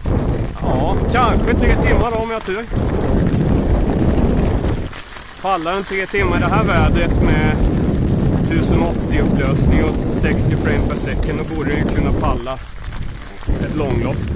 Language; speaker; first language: Swedish; native; Swedish